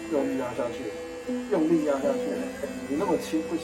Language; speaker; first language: Chinese; native; Chinese